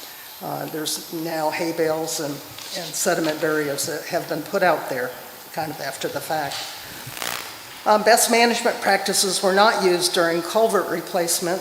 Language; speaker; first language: English; native; English